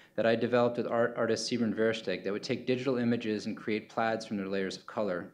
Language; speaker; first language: English; native; English